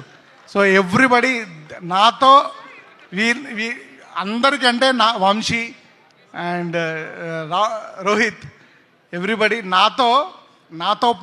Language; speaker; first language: Telugu; native; Telugu